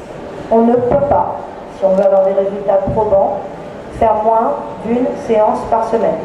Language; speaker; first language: French; native; French